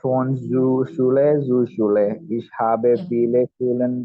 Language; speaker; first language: German; non-native, learner; Malayalam